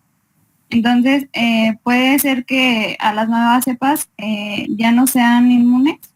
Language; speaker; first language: Spanish; native; Spanish